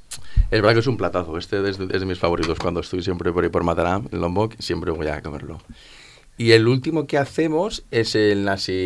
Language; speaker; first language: Spanish; native; Spanish